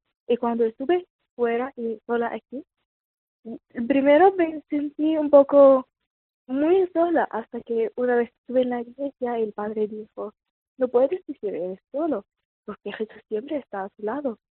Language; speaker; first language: Spanish; non-native, fluent; Arabic